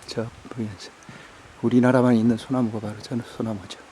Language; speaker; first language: Korean; native; Korean